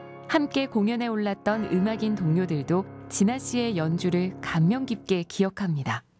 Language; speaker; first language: Korean; native; Korean